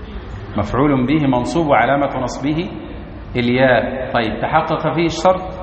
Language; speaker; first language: Arabic; native; Arabic